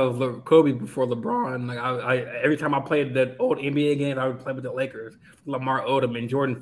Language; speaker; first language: English; native; English